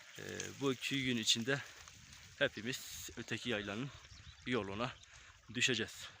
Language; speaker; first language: Turkish; non-native, local second language; Kurdish